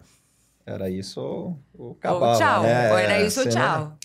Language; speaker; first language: Portuguese; early bilingual, other home language; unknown